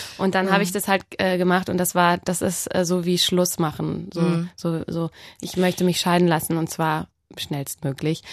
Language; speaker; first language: German; native; German